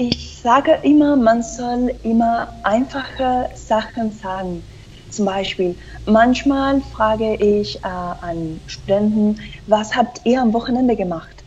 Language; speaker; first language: German; non-native, fluent; Spanish